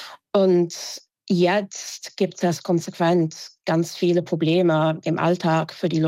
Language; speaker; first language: German; non-native, fluent; English